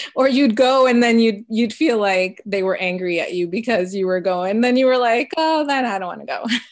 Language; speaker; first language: English; early bilingual, other home language; Spanish